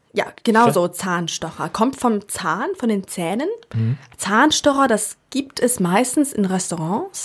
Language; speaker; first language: German; native; German